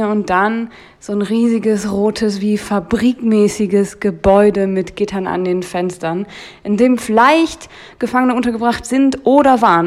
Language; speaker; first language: German; native; German